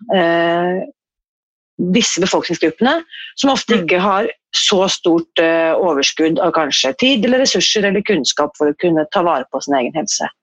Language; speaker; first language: Norwegian; native; Norwegian